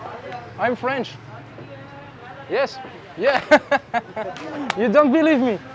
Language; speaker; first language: English; non-native, learner; French